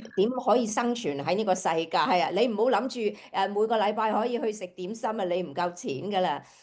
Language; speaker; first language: Cantonese; early bilingual, heritage; Cantonese